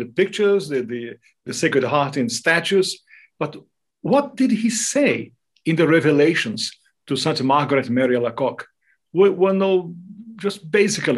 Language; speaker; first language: English; non-native, fluent; Portuguese